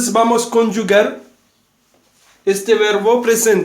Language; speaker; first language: Spanish; non-native, fluent; Haitian Creole